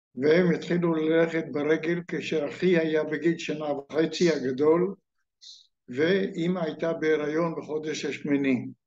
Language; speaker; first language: Hebrew; native; Hebrew